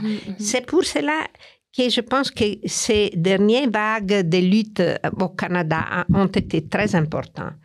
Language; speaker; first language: French; non-native, fluent; Italian